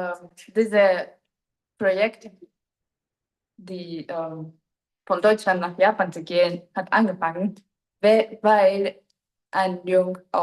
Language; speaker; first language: German; non-native, fluent; Japanese